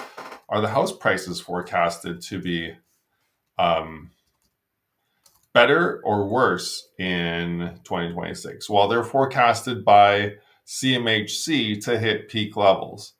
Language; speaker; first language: English; native; English